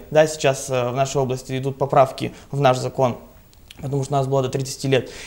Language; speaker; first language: Russian; native; Russian